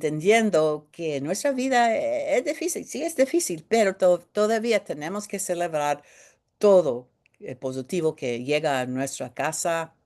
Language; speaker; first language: Spanish; early bilingual, heritage; Spanish